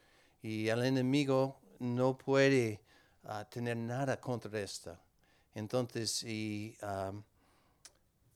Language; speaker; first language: Spanish; non-native, learner; English